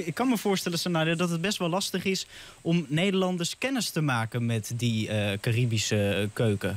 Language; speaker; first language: Dutch; native; Dutch